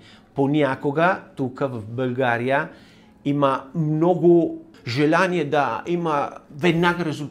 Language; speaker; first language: Bulgarian; non-native, learner; Italian